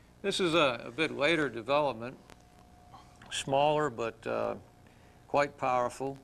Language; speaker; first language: English; native; English